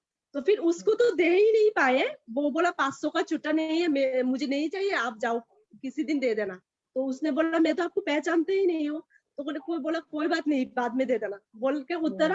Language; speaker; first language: Hindi; native; Hindi